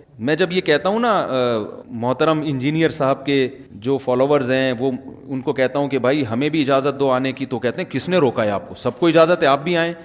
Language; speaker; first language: Urdu; native; Urdu